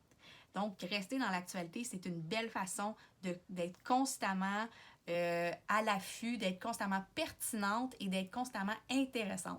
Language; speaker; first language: French; native; French